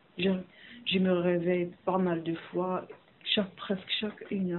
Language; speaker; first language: French; non-native, learner; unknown